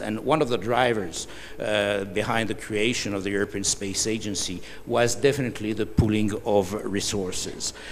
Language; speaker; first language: English; non-native, fluent; French